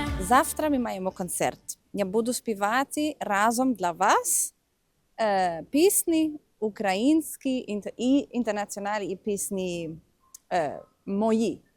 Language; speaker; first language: Ukrainian; non-native, learner; German